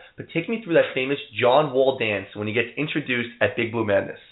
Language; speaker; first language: English; native; English